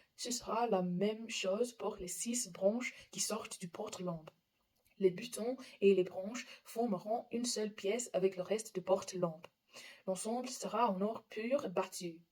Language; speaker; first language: French; non-native, fluent; English